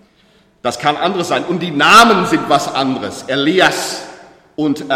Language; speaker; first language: German; non-native, learner; English